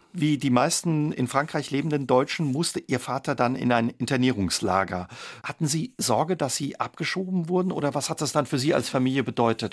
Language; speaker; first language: German; native; German